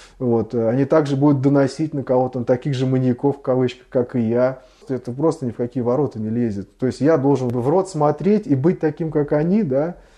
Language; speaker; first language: Russian; native; Russian